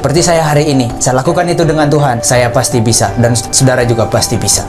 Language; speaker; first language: Indonesian; non-native, local second language; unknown